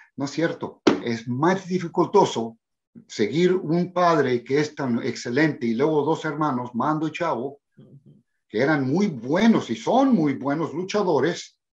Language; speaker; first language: Spanish; early bilingual, heritage; Spanish